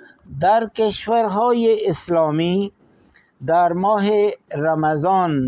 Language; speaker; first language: Persian; non-native, fluent; Urdu